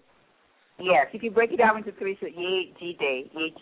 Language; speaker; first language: English; non-native, local second language; Yoruba